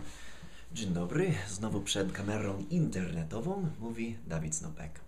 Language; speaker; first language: Polish; non-native, fluent; English